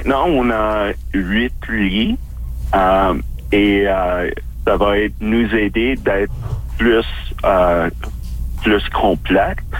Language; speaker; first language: French; non-native, local second language; English